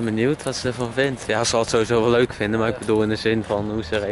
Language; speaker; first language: Dutch; native; Dutch